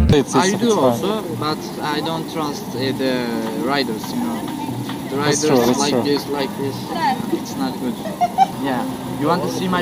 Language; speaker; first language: English; non-native, learner; Turkish